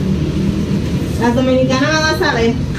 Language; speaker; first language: Spanish; native; Spanish